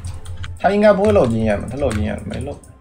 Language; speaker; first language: Chinese; native; Chinese